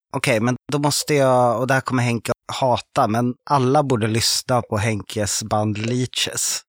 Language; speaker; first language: Swedish; non-native, fluent; French